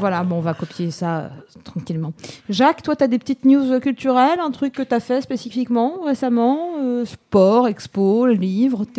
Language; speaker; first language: French; native; French